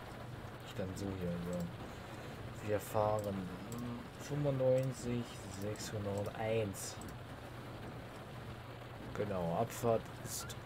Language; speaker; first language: German; native; German